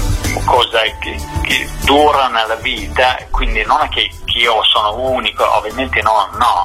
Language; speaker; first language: Italian; non-native, fluent; English